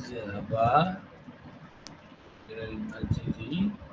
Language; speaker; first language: Arabic; non-native, fluent; Tamil